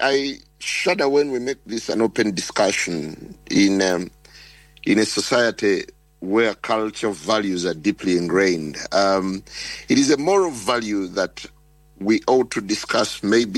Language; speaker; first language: English; non-native, local second language; Ganda